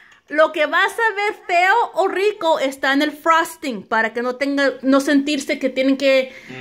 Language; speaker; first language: Spanish; early bilingual, heritage; Spanish